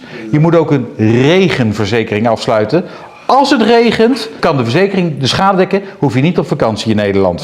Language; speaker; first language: Dutch; native; Dutch